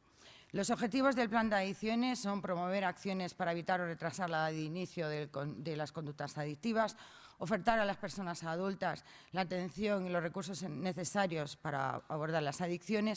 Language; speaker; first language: Spanish; native; Spanish